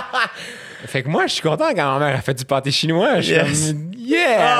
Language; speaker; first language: French; native; French